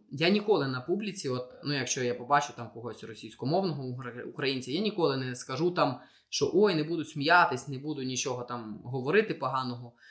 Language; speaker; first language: Ukrainian; non-native, local second language; Russian